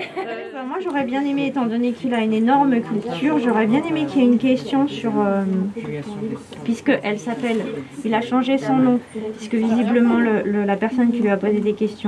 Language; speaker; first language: French; native; French